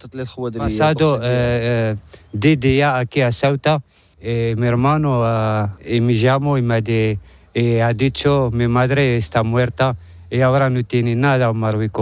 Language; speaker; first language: Spanish; non-native, learner; Arabic